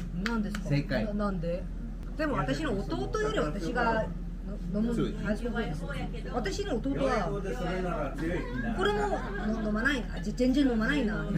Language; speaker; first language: Japanese; non-native, learner; Korean